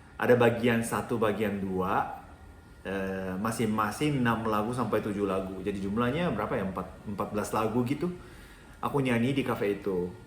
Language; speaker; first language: Indonesian; non-native, fluent; Japanese